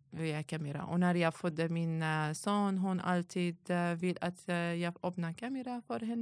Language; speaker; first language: Swedish; non-native, learner; Arabic